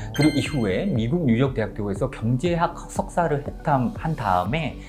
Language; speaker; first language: Korean; non-native, fluent; Khmer